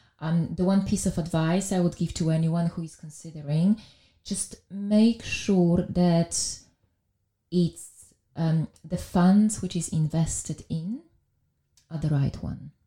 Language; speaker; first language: English; non-native, fluent; Polish